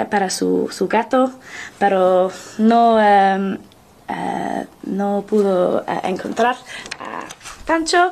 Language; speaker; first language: Spanish; non-native, learner; English